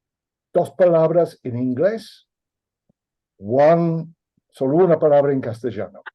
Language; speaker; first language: Spanish; non-native, fluent; English